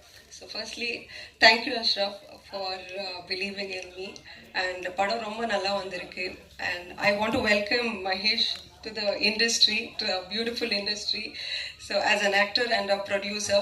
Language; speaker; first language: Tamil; non-native, fluent; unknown